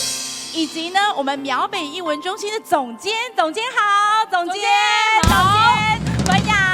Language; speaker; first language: Chinese; native; Chinese